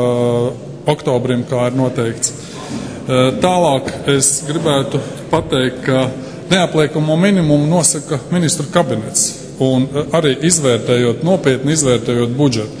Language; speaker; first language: Latvian; native; Latvian